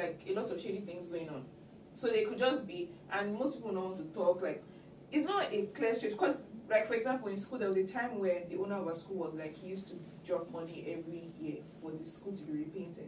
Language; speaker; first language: English; non-native, local second language; Yoruba